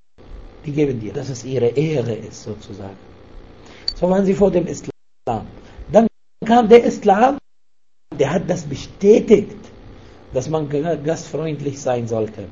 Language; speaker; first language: German; non-native, fluent; Arabic